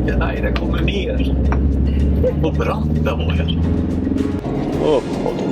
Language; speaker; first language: Swedish; native; Swedish